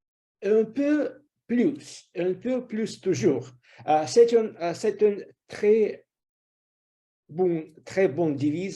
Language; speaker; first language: French; non-native, fluent; Russian